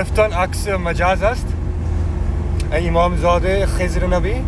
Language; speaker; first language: Persian; non-native, learner; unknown